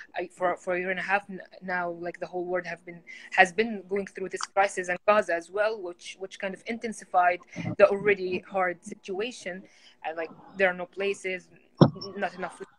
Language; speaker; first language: English; non-native, fluent; Arabic